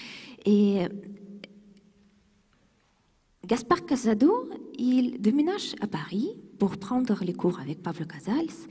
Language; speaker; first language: French; non-native, fluent; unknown